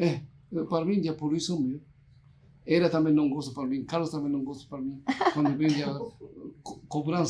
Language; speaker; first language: Portuguese; non-native, learner; Japanese